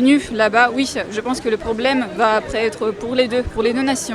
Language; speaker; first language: French; non-native, fluent; Russian